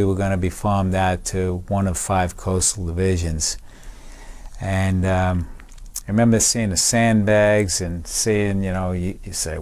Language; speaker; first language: English; native; English